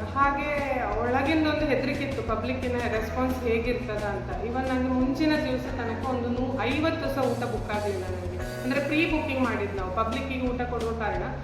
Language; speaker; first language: Kannada; non-native, local second language; Malayalam